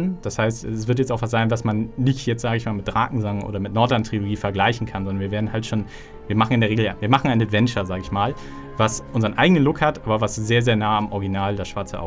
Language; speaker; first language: German; native; German